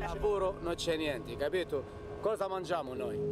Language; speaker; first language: Italian; non-native, learner; Arabic